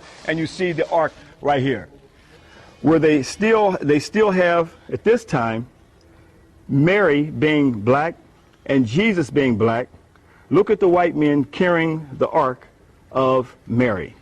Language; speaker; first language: English; native; English